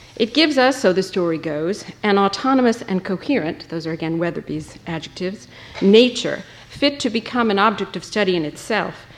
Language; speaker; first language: English; native; English